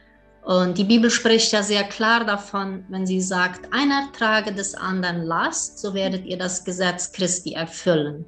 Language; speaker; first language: German; early bilingual, heritage; German